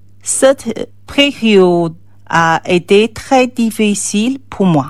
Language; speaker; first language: French; non-native, learner; Chinese